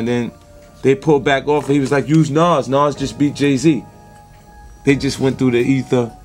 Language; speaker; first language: English; native; English